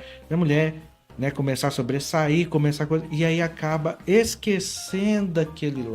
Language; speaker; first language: Portuguese; native; Portuguese